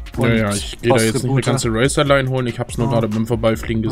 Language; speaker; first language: German; native; German